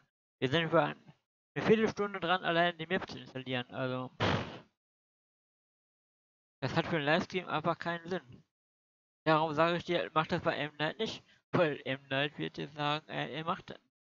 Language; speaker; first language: German; native; German